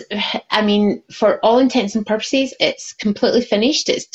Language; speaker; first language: English; native; English